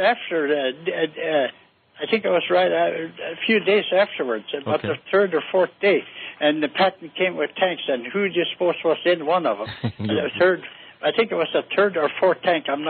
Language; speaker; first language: English; native; English